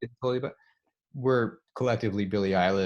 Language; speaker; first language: English; native; English